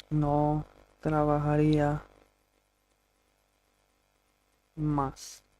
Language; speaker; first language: Spanish; non-native, learner; English